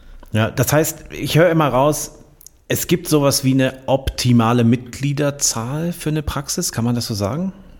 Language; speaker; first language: German; native; German